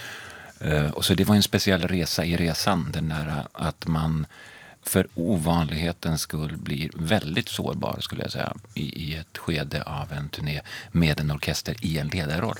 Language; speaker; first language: Swedish; native; Swedish